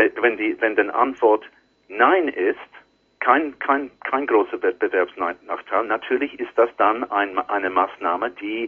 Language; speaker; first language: German; non-native, learner; English